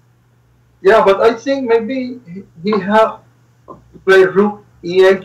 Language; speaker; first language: English; non-native, learner; Spanish